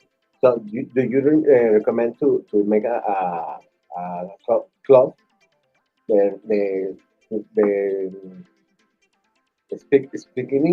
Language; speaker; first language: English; non-native, learner; Spanish